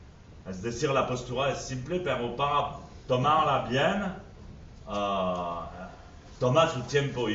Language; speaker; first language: Spanish; non-native, fluent; French